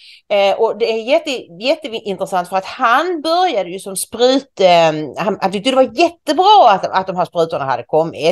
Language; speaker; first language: Swedish; native; Swedish